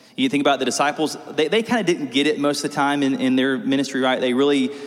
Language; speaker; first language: English; native; English